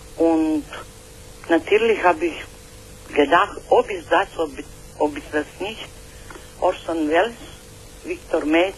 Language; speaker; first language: German; non-native, learner; Croatian